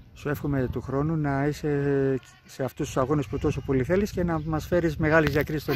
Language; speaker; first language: Greek; native; Greek